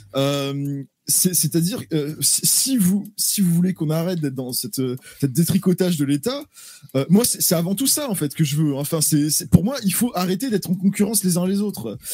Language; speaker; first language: French; native; French